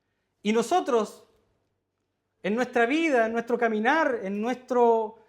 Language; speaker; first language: Spanish; native; Spanish